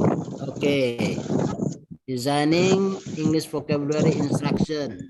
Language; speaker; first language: English; non-native, fluent; Indonesian